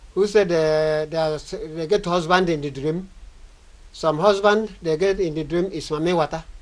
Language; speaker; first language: English; non-native, local second language; Igbo